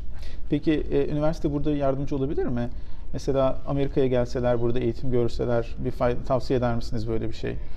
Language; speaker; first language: Turkish; native; Turkish